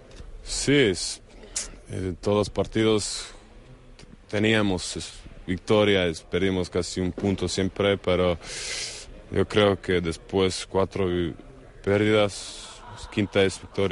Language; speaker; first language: Spanish; non-native, fluent; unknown